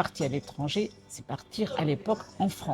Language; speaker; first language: French; non-native, local second language; Malagasy